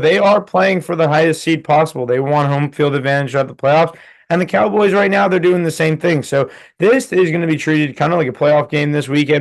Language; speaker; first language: English; native; English